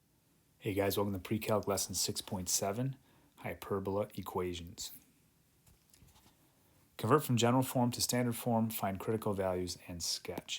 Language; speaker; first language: English; native; English